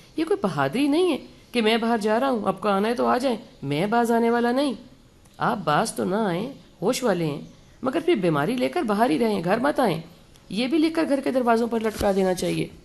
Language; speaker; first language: Urdu; native; Urdu